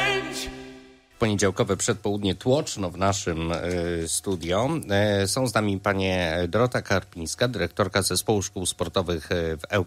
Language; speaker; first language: Polish; native; Polish